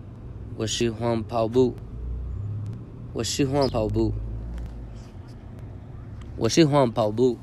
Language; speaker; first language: Chinese; non-native, learner; English